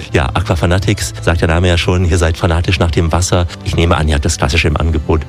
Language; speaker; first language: German; native; German